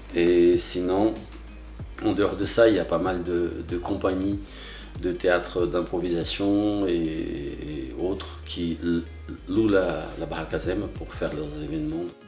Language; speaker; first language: French; non-native, fluent; Portuguese